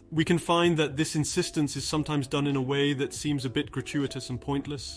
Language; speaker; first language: English; non-native, fluent; French